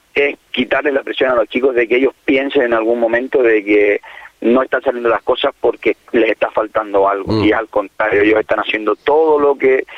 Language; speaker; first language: Spanish; native; Spanish